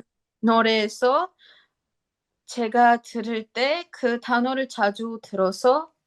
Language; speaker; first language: Korean; non-native, learner; Armenian